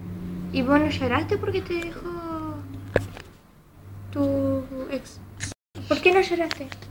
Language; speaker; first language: Spanish; native; Spanish